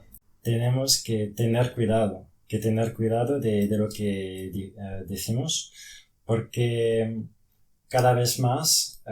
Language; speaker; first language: Spanish; non-native, fluent; French